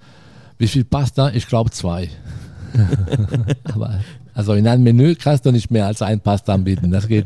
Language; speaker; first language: German; non-native, fluent; Italian